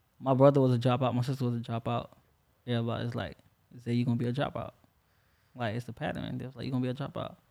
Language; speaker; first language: English; native; English